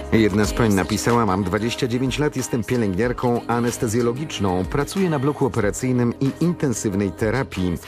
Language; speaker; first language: Polish; native; Polish